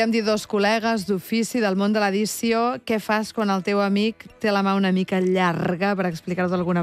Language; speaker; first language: Catalan; native; Catalan